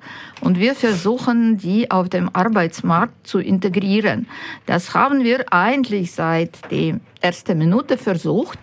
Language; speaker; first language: German; non-native, fluent; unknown